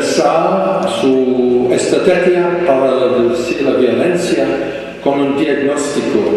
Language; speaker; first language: Spanish; non-native, fluent; English